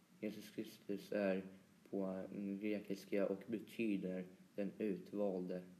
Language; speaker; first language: Swedish; early bilingual, other home language; Polish